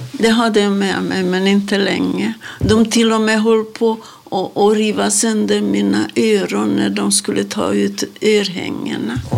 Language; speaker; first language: Swedish; non-native, fluent; Hungarian